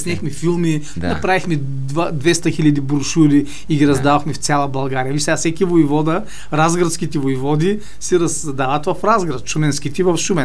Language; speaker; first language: Bulgarian; native; Bulgarian